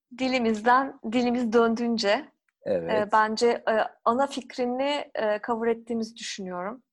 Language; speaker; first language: Turkish; native; Turkish